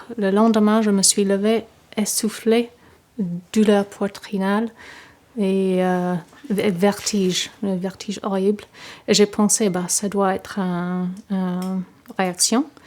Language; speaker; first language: French; non-native, fluent; English